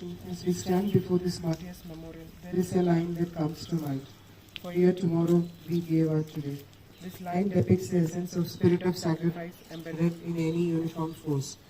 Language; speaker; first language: English; non-native, local second language; Tamil